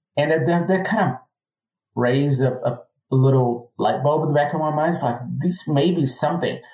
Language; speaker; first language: English; non-native, fluent; Portuguese